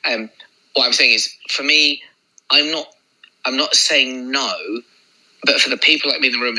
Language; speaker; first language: English; native; English